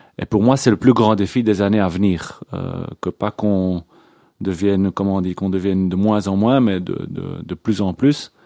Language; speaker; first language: French; non-native, local second language; Hebrew